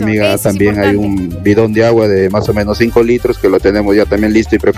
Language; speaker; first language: Spanish; native; Spanish